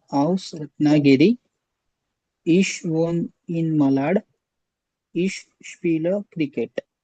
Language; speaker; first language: German; non-native, learner; Marathi